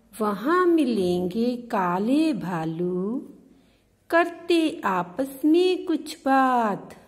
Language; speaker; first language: Hindi; non-native, local second language; Punjabi